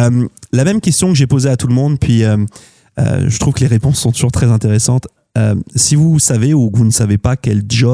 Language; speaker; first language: French; native; French